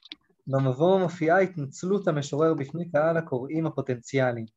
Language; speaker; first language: Hebrew; native; Hebrew